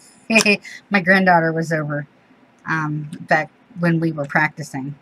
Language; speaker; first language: English; native; English